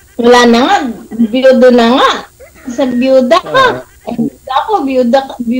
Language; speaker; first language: Filipino; non-native, local second language; Cebuano